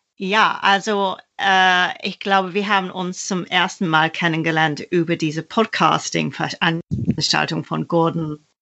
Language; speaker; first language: German; non-native, fluent; English